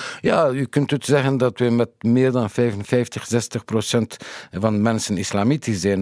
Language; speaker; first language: Dutch; non-native, fluent; Kurdish